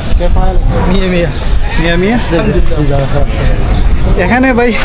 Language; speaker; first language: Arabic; non-native, learner; Bangla